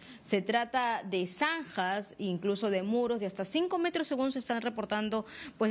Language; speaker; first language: Spanish; native; Spanish